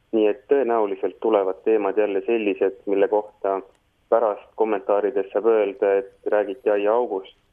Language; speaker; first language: Estonian; native; Estonian